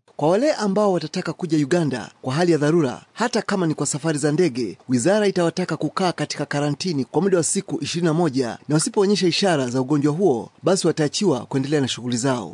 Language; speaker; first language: Swahili; non-native, local second language; Ganda